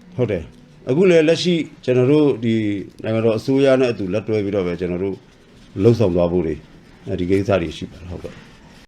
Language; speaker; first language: Burmese; non-native, local second language; S'gaw Karen